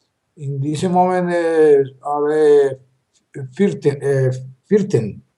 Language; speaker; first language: English; non-native, learner; Spanish